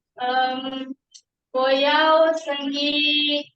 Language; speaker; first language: Chinese; non-native, learner; Indonesian